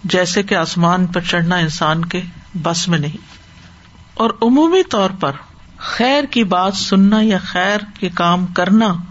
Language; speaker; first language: Urdu; native; Urdu